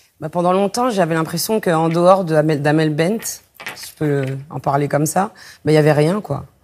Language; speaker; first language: French; native; French